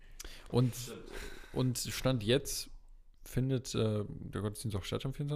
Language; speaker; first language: German; native; German